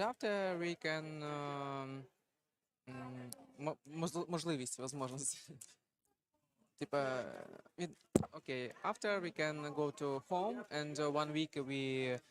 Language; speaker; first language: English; non-native, learner; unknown